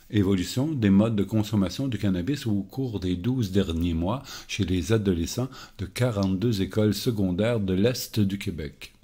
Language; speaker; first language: French; native; French